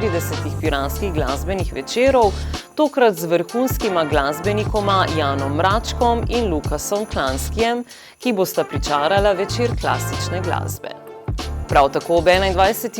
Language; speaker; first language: Slovenian; native; Slovenian